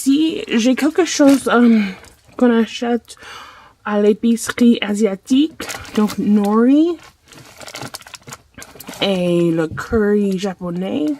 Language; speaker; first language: French; non-native, fluent; English